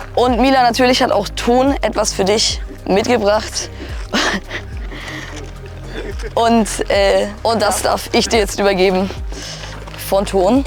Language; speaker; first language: German; native; German